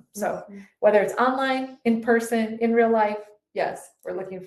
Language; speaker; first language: English; native; English